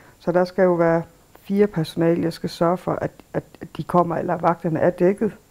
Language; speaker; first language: Danish; early bilingual, other home language; Kalaallisut